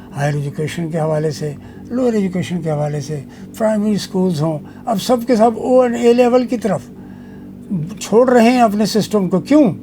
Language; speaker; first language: Urdu; non-native, local second language; Saraiki